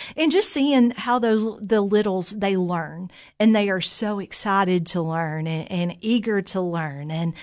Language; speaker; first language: English; native; English